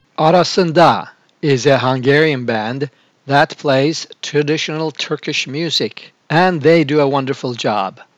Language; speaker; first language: English; non-native, fluent; Turkish